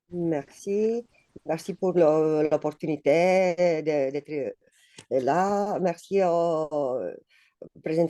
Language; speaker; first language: French; non-native, fluent; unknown